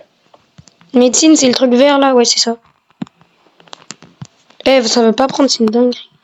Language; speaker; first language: French; native; French